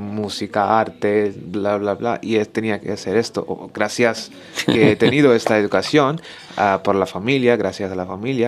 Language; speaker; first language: Spanish; non-native, learner; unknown